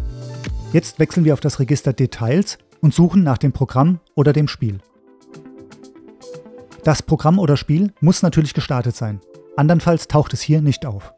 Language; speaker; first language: German; native; German